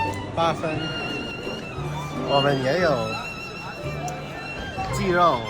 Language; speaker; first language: Chinese; non-native, learner; English